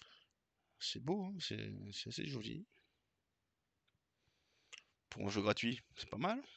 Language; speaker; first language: French; native; French